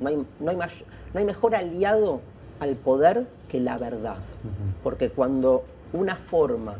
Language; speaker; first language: Spanish; native; Spanish